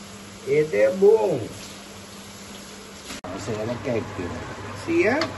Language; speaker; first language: Dutch; non-native, local second language; Caribbean Hindustani